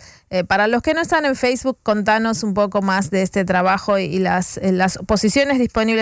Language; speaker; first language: Spanish; native; Spanish